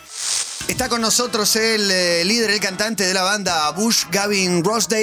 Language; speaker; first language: Spanish; native; Spanish